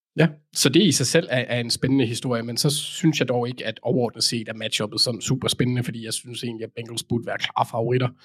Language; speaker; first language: Danish; native; Danish